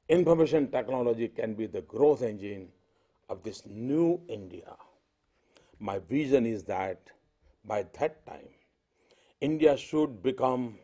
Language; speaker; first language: Hindi; non-native, local second language; Gujarati